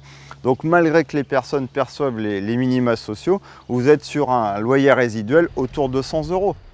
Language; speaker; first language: French; native; French